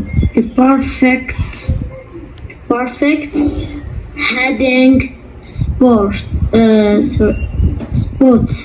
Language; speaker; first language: English; non-native, learner; Arabic